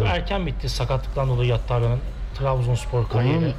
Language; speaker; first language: Turkish; native; Turkish